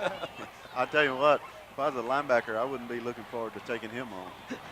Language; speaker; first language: English; native; English